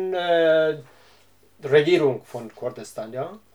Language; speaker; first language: German; non-native, learner; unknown